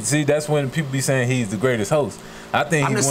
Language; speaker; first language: English; native; English